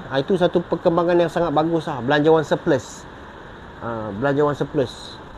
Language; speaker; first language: Malay; native; Malay